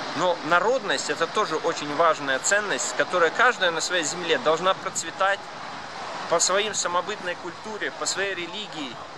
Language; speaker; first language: Russian; non-native, local second language; Latvian